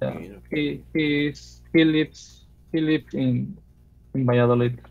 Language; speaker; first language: English; non-native, learner; Spanish